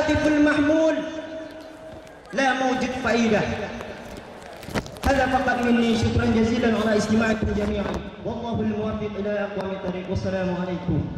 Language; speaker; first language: Arabic; non-native, learner; Indonesian